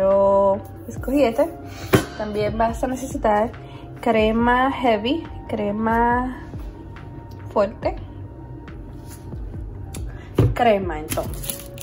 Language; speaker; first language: Spanish; early bilingual, heritage; Spanish